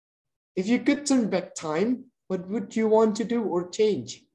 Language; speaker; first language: English; non-native, fluent; Indonesian